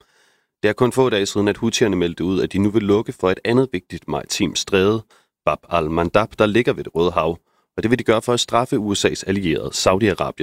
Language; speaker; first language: Danish; native; Danish